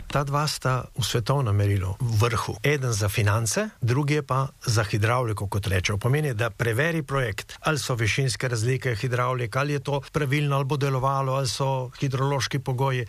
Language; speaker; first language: Slovenian; native; Slovenian